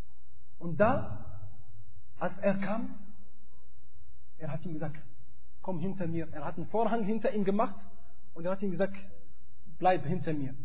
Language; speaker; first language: German; non-native, fluent; Arabic